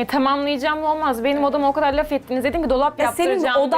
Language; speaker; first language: Turkish; native; Turkish